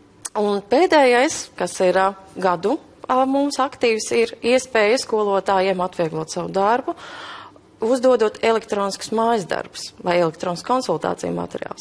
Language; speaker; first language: Latvian; native; Latvian